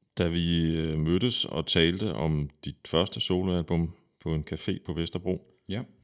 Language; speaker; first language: Danish; native; Danish